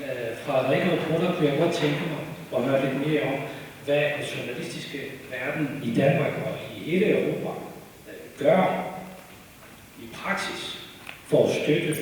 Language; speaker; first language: Danish; non-native, fluent; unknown